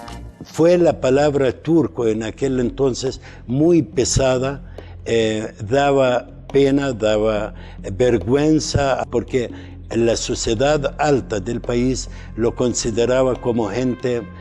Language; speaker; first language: Spanish; non-native, fluent; Arabic